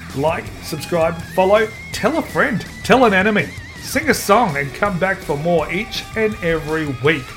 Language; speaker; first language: English; native; English